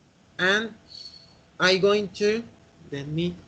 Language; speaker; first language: English; non-native, fluent; Spanish